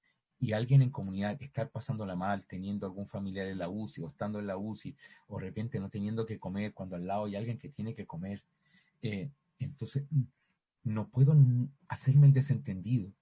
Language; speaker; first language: Spanish; native; Spanish